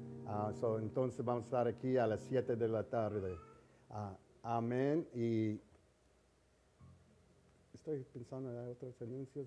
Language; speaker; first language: Spanish; early bilingual, heritage; English